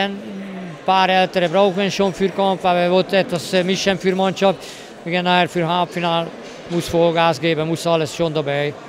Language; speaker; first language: German; non-native, learner; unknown